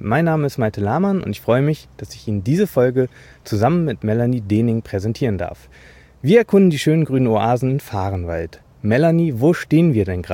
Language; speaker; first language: German; native; German